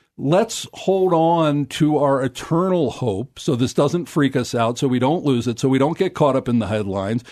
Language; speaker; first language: English; native; English